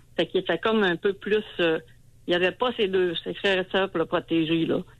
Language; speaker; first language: French; native; French